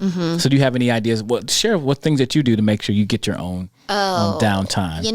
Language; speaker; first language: English; native; English